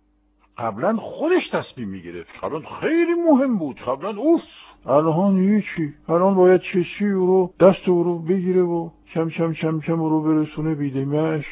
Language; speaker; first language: Persian; non-native, fluent; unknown